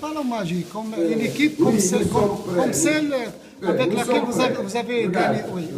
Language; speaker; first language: French; non-native, local second language; Arabic